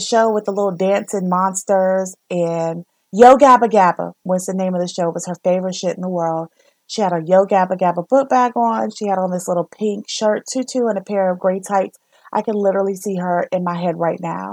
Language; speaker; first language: English; native; English